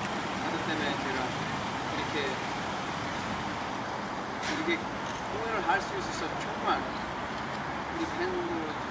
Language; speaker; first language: Korean; early bilingual, heritage; English